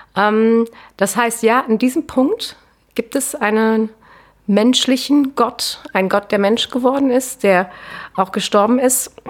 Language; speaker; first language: German; native; German